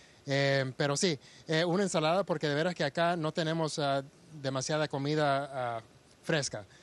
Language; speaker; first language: Spanish; early bilingual, heritage; Spanish